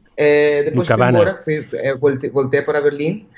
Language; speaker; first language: Portuguese; non-native, learner; Spanish